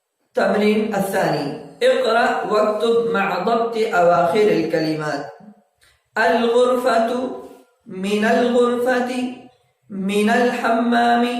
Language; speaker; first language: Arabic; non-native, fluent; Urdu